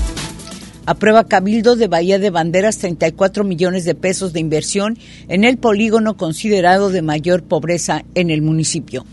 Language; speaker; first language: Spanish; native; Spanish